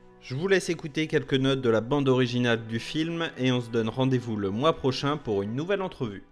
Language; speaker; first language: French; native; French